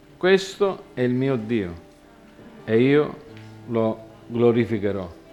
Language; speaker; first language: Italian; non-native, fluent; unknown